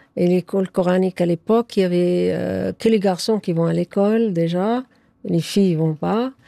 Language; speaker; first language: French; non-native, fluent; Arabic